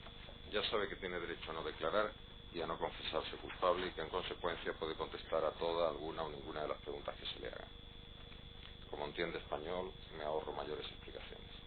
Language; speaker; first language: Spanish; native; Spanish